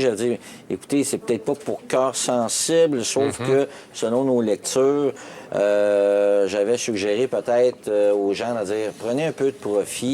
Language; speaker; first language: French; native; French